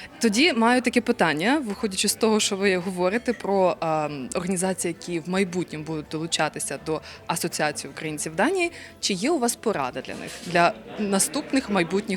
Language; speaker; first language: Ukrainian; native; Ukrainian